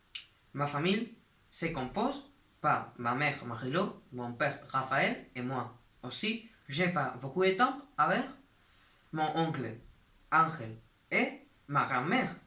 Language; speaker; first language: French; non-native, learner; Spanish